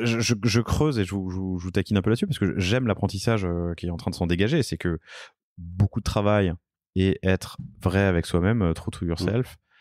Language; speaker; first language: French; native; French